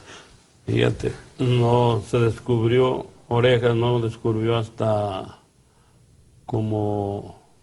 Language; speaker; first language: Spanish; native; Spanish